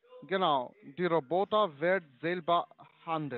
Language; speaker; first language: German; non-native, learner; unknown